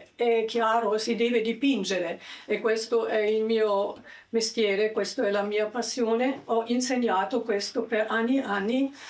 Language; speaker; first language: Italian; non-native, learner; German